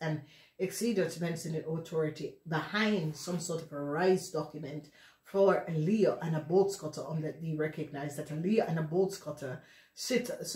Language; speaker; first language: Dutch; non-native, learner; English